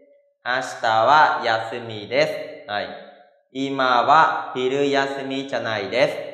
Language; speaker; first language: Japanese; non-native, fluent; Khmer